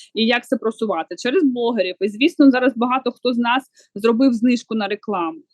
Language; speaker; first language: Ukrainian; non-native, local second language; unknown